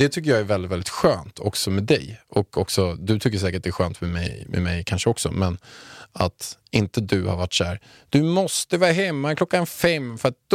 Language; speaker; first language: Swedish; native; Swedish